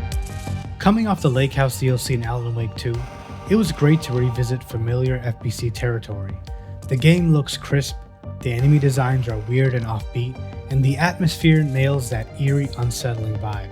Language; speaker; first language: English; native; English